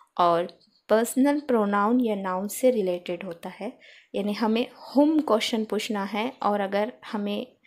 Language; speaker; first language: Hindi; non-native, local second language; Marathi